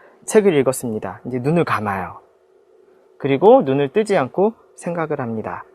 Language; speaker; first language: Korean; native; Korean